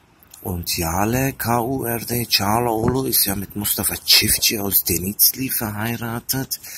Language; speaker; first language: German; early bilingual, other home language; Turkish